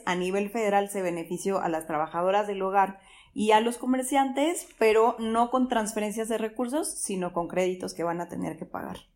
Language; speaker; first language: Spanish; native; Spanish